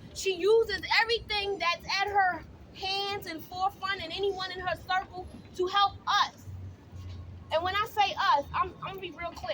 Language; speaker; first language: English; native; English